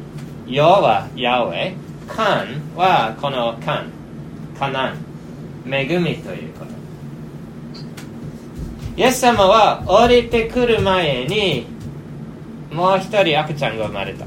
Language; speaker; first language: Japanese; non-native, fluent; English